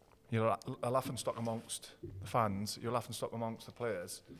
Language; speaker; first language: English; native; English